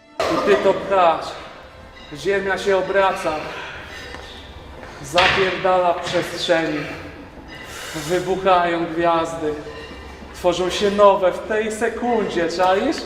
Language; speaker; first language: Polish; native; Polish